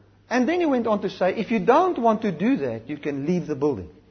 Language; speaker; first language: English; non-native, local second language; Afrikaans